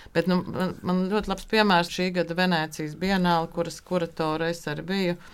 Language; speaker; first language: Latvian; native; Latvian